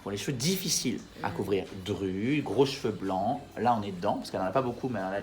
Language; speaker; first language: French; native; French